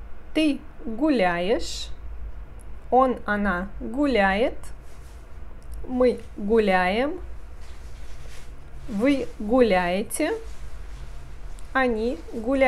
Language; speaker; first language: Russian; non-native, fluent; Portuguese